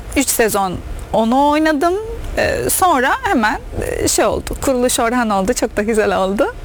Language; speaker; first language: Turkish; non-native, fluent; Arabic